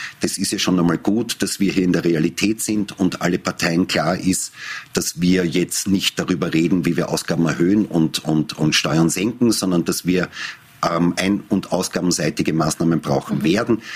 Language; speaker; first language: German; native; German